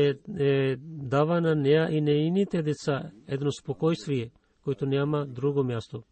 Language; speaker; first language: Bulgarian; non-native, fluent; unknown